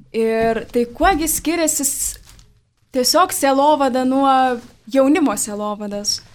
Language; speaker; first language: Lithuanian; native; Lithuanian